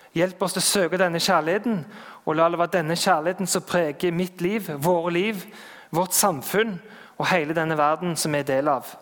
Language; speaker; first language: Norwegian; native; Norwegian